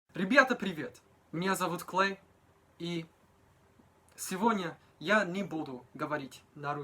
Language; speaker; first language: Russian; non-native, learner; Japanese